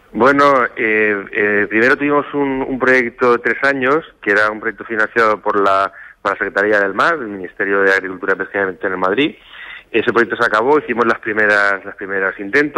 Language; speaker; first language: Spanish; native; Spanish